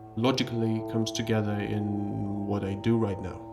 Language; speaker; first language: English; non-native, fluent; Georgian